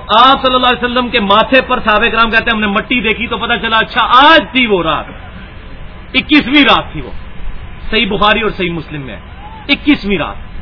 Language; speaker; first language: Urdu; non-native, local second language; Punjabi